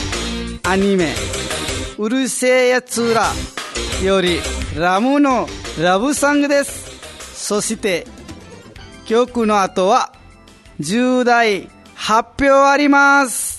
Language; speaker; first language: Japanese; non-native, fluent; Nepali